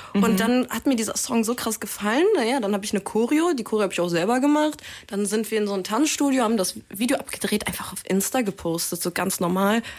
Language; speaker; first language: German; native; German